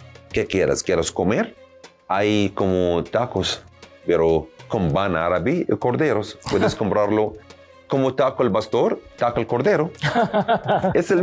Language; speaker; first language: Spanish; non-native, learner; Arabic